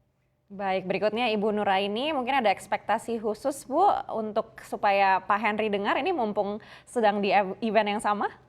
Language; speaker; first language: Indonesian; native; Indonesian